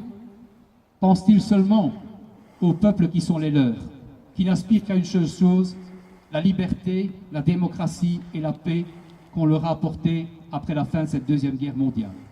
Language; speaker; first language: French; native; French